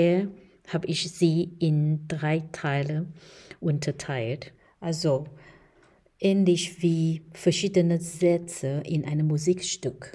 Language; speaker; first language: German; non-native, fluent; Chinese